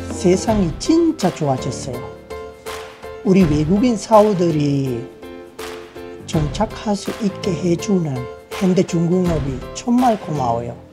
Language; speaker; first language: Korean; non-native, fluent; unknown